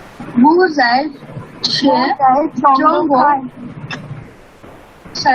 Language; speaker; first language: Chinese; non-native, learner; Urdu